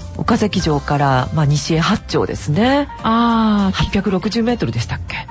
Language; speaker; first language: Japanese; native; Japanese